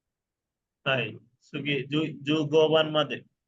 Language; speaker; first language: Japanese; non-native, fluent; Bangla